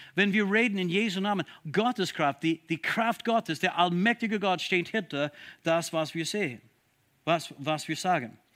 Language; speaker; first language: German; non-native, fluent; English